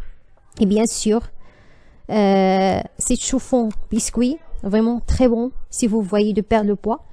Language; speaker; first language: French; non-native, learner; Arabic